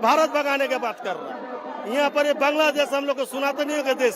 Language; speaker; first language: Hindi; non-native, learner; Bangla